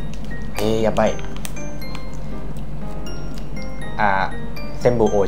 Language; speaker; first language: Japanese; non-native, learner; Thai